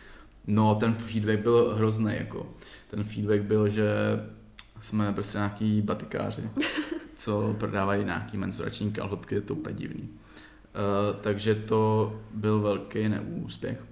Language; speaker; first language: Czech; native; Czech